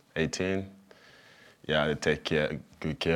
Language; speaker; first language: English; non-native, local second language; Swahili